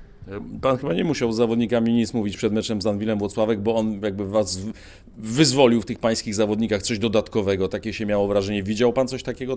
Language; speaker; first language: Polish; native; Polish